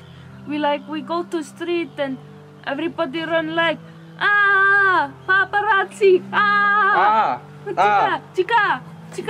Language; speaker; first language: English; non-native, learner; Icelandic